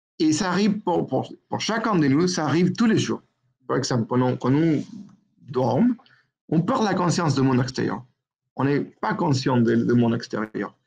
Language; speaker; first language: French; non-native, fluent; Spanish